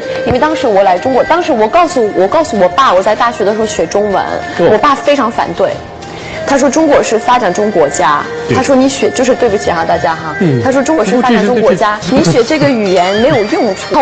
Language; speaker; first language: Chinese; non-native, fluent; English